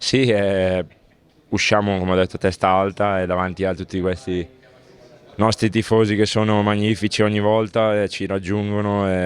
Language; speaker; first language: Italian; native; Italian